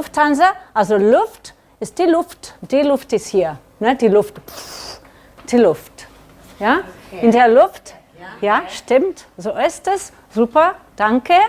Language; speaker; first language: German; non-native, learner; Catalan